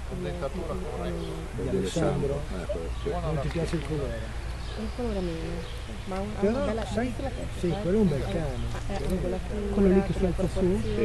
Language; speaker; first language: Italian; non-native, learner; Hungarian